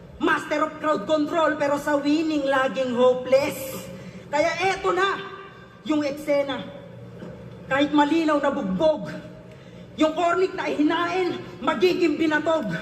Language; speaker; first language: Filipino; native; Filipino